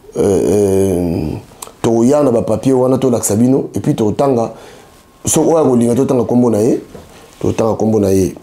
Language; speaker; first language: Lingala; native; Lingala